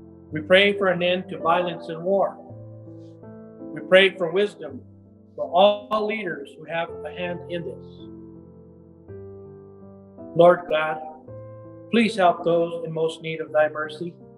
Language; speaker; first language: English; native; English